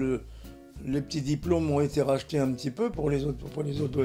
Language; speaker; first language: French; native; French